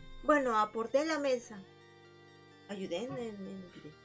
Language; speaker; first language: Spanish; native; Spanish